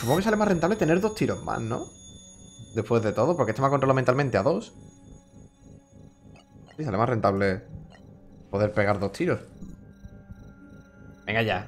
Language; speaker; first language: Spanish; native; Spanish